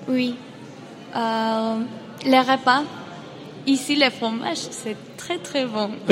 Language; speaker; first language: French; non-native, learner; Spanish